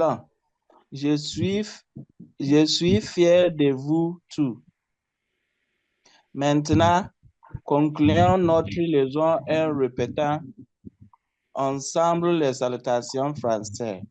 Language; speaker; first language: French; non-native, learner; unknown